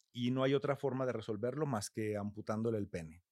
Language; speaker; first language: Spanish; native; Spanish